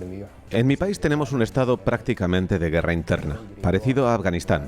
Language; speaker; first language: Spanish; native; Spanish